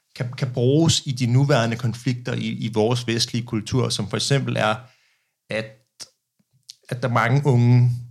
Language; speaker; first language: Danish; early bilingual, other home language; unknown